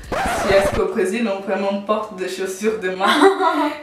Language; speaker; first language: French; non-native, fluent; Portuguese